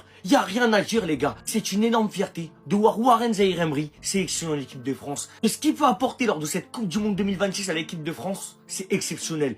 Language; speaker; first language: French; native; French